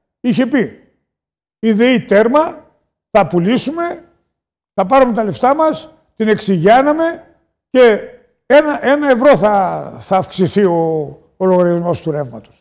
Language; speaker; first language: Greek; native; Greek